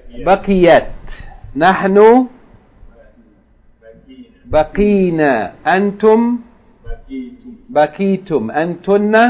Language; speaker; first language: Arabic; non-native, fluent; English